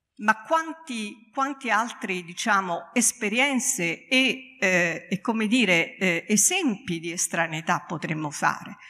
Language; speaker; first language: Italian; native; Italian